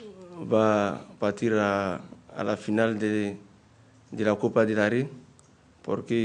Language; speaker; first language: Spanish; non-native, learner; French